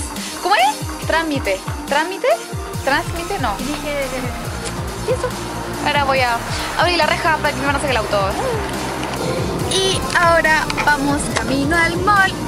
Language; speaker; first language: Spanish; native; Spanish